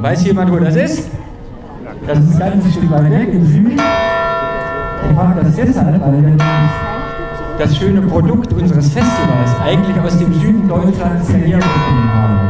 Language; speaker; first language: German; native; German